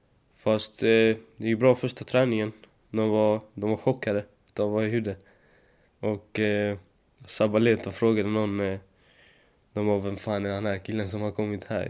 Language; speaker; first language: Swedish; native; Swedish